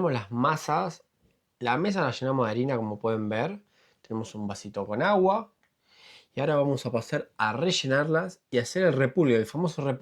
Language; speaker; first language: Spanish; native; Spanish